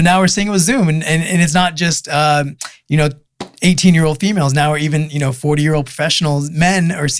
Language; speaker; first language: English; native; English